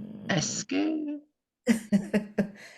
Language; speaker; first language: French; non-native, fluent; English